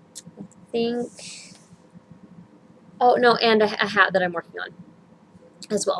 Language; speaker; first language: English; native; English